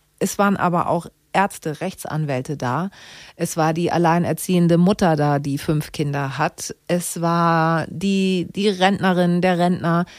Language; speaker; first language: German; native; German